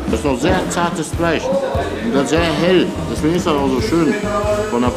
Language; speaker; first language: German; native; German